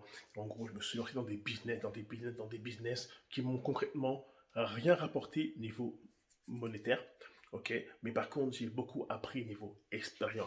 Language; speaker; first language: French; native; French